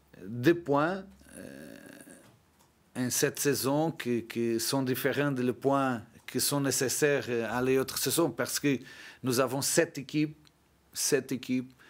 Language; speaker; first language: French; non-native, learner; Portuguese